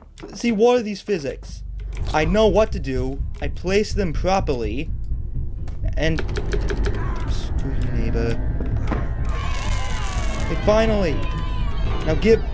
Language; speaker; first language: English; native; English